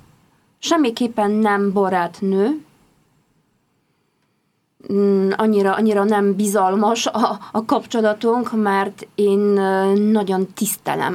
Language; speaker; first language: Hungarian; non-native, fluent; Polish